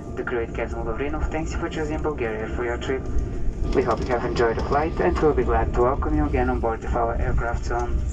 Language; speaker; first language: English; non-native, fluent; Bulgarian